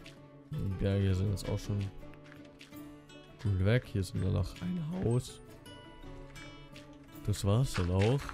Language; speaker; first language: German; native; German